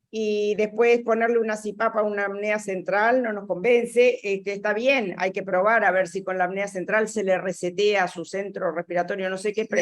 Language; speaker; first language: Spanish; native; Spanish